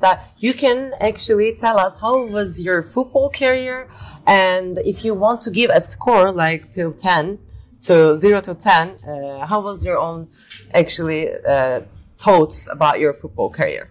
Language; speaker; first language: English; non-native, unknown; Turkish